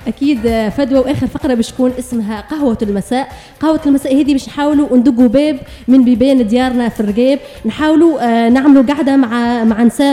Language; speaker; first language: Arabic; native; Arabic